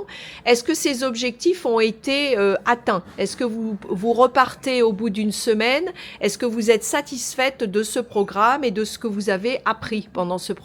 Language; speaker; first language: French; native; French